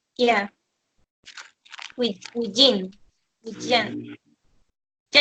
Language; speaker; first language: English; non-native, learner; Spanish